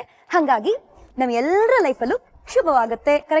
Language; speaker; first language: Kannada; native; Kannada